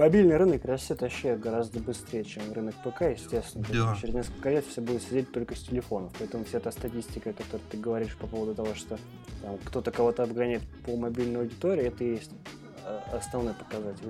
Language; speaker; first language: Russian; native; Russian